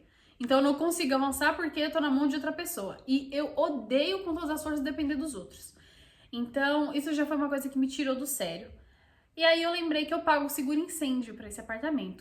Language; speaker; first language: Portuguese; native; Portuguese